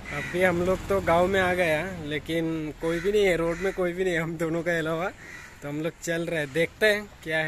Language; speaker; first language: Hindi; non-native, local second language; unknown